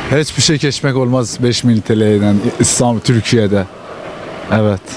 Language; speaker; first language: Turkish; non-native, learner; Persian